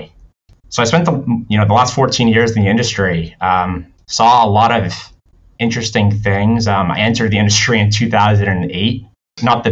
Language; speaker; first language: English; native; English